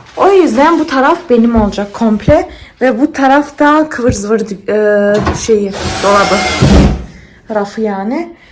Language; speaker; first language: Turkish; early bilingual, heritage; Turkish